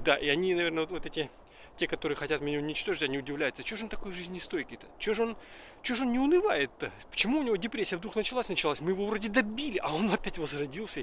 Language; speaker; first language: Russian; native; Russian